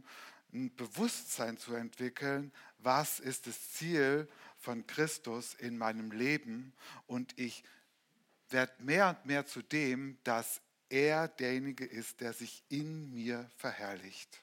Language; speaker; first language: German; native; German